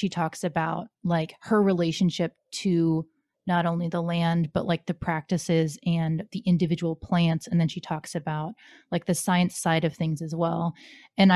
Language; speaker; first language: English; native; English